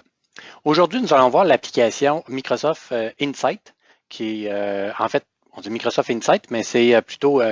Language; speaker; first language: French; native; French